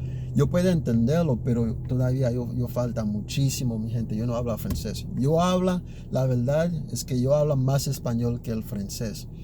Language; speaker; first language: Spanish; early bilingual, other home language; Haitian Creole